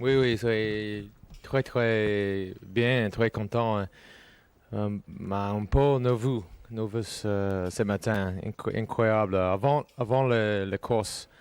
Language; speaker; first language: French; non-native, learner; English